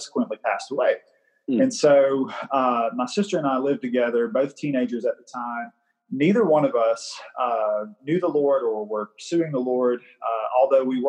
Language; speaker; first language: English; native; English